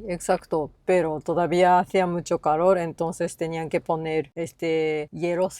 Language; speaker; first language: Spanish; non-native, learner; Japanese